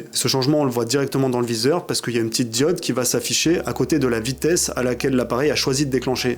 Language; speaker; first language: French; native; French